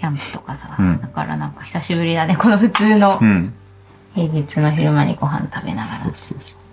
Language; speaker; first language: Japanese; native; Japanese